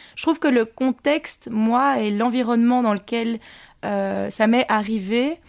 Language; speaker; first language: French; native; French